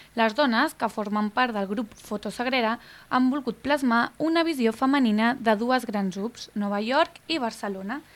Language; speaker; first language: Catalan; native; Catalan